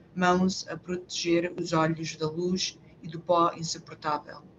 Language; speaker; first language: Portuguese; early bilingual, heritage; Portuguese